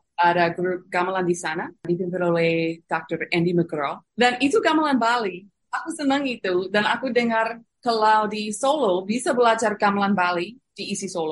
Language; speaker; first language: Indonesian; non-native, fluent; English